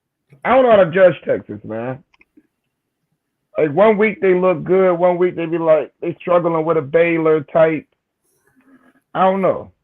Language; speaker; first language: English; native; English